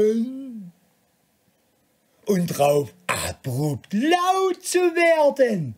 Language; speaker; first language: German; native; German